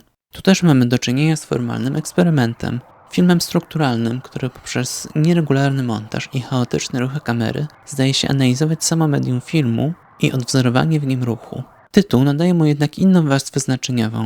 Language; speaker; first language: Polish; native; Polish